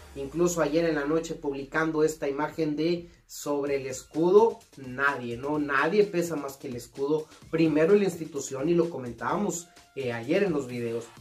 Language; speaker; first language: Spanish; native; Spanish